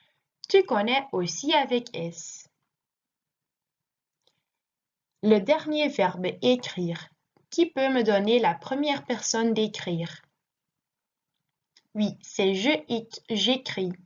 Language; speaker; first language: French; non-native, learner; Dutch